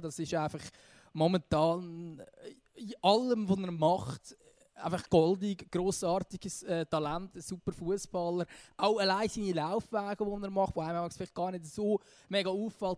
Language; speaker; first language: German; native; German